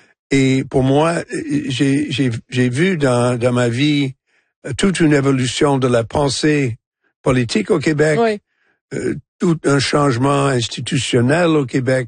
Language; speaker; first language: French; non-native, local second language; English